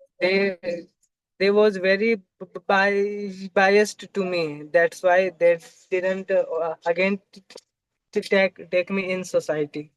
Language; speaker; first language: English; non-native, local second language; Hindi